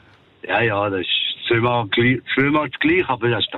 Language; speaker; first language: German; native; German